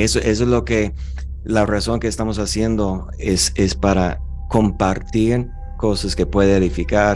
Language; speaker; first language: Spanish; non-native, fluent; English